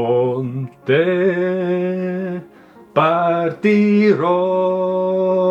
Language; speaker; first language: Italian; non-native, learner; English